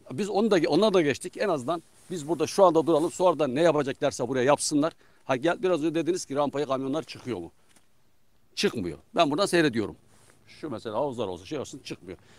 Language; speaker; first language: Turkish; native; Turkish